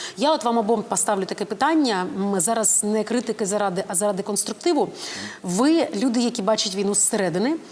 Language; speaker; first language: Ukrainian; native; Ukrainian